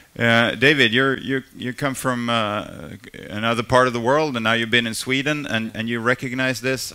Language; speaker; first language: English; non-native, fluent; Swedish